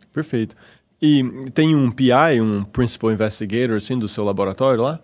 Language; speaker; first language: Portuguese; native; Portuguese